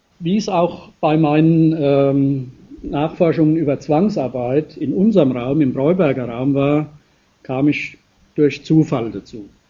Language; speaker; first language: German; native; German